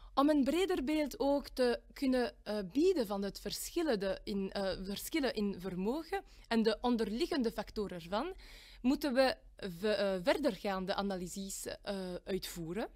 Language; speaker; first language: Dutch; non-native, local second language; French